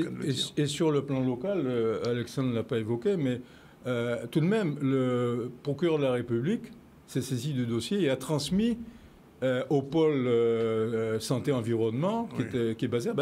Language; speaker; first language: French; native; French